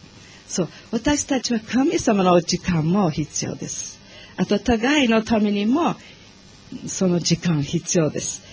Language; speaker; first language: Japanese; non-native, learner; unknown